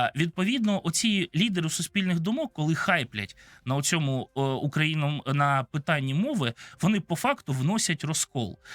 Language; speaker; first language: Ukrainian; non-native, local second language; Russian